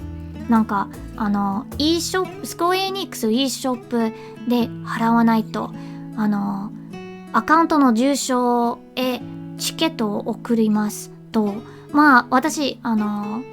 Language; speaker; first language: Japanese; non-native, learner; English